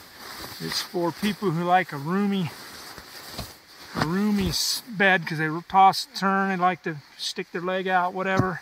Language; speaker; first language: English; native; English